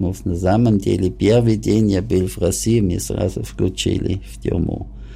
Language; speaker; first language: Russian; non-native, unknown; German